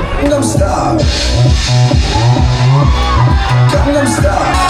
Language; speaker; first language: English; non-native, learner; Korean